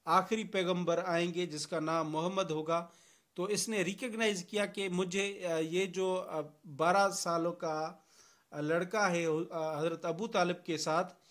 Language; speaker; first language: Urdu; non-native, local second language; Sindhi